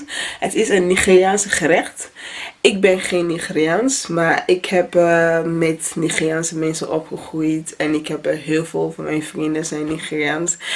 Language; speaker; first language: Dutch; non-native, fluent; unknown